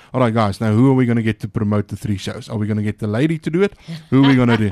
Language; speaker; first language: English; non-native, local second language; Afrikaans